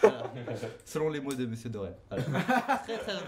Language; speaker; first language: French; native; French